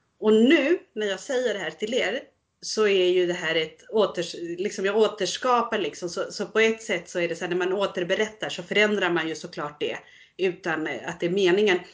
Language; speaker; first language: Swedish; early bilingual, other home language; Spanish